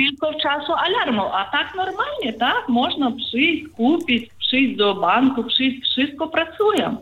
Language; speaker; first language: Polish; non-native, learner; Ukrainian